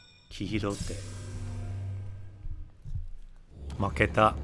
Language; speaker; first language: Japanese; non-native, fluent; English